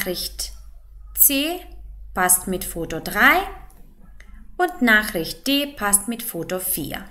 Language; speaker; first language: German; non-native, fluent; Macedonian